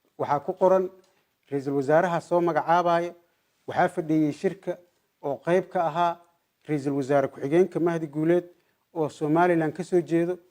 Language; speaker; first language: Somali; native; Somali